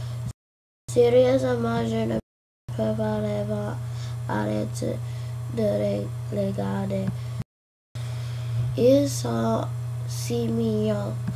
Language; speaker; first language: French; non-native, learner; English